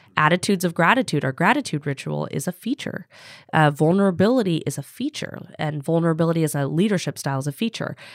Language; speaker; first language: English; native; English